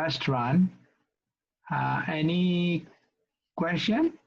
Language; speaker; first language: English; non-native, local second language; Indonesian